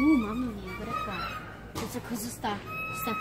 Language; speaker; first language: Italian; early bilingual, heritage; English